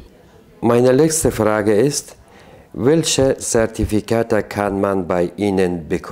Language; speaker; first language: German; non-native, learner; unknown